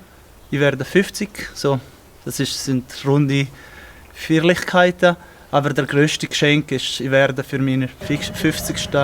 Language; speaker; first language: German; non-native, local second language; Italian